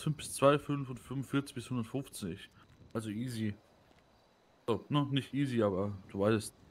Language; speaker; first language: German; native; German